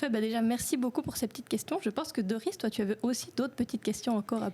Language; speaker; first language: French; native; French